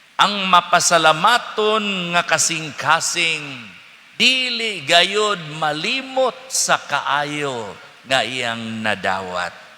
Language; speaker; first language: Cebuano; native; Cebuano